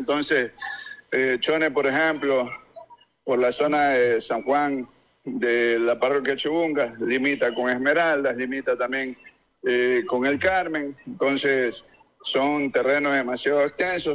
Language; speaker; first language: Spanish; native; Spanish